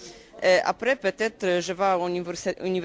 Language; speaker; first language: French; non-native, learner; Hungarian